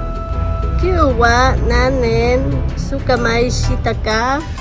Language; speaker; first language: Japanese; non-native, learner; Portuguese